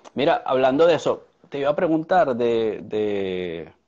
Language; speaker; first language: Spanish; native; Spanish